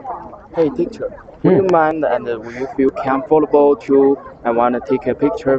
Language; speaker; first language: English; non-native, learner; Chinese